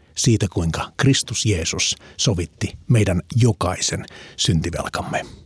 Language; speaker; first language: Finnish; native; Finnish